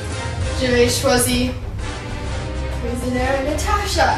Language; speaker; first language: French; non-native, learner; English